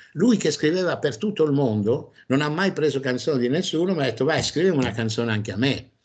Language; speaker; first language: Italian; non-native, fluent; French